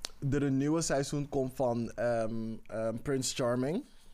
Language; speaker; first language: Dutch; native; Dutch